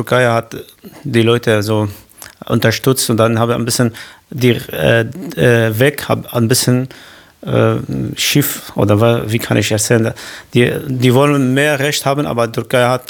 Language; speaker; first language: German; non-native, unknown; Kurdish